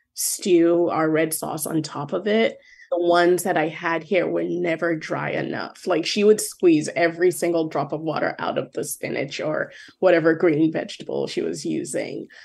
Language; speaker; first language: English; non-native, local second language; Yoruba